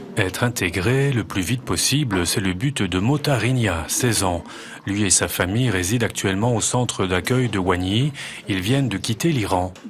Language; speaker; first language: French; native; French